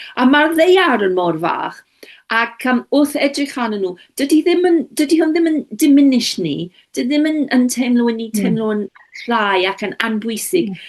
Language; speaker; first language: Welsh; non-native, local second language; English